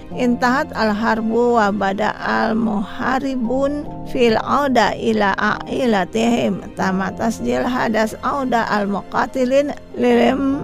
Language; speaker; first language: Arabic; non-native, learner; Indonesian